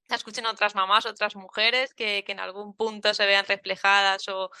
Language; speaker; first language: Spanish; native; Spanish